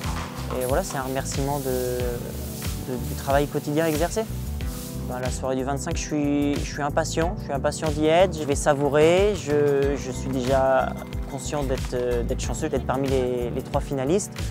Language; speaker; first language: French; native; French